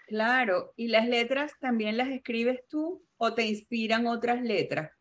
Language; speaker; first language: Spanish; native; Spanish